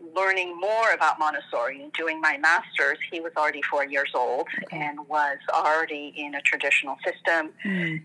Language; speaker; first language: English; non-native, fluent; French